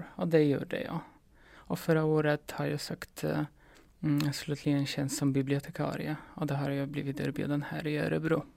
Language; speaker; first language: Swedish; non-native, fluent; Polish